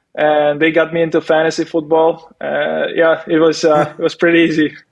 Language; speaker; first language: English; non-native, fluent; Czech